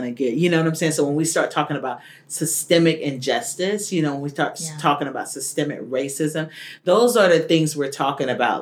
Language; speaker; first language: English; native; English